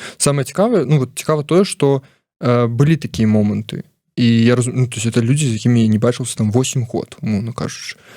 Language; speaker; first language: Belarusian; non-native, local second language; Russian